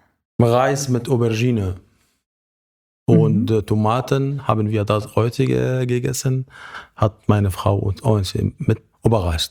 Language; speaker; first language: German; non-native, fluent; Arabic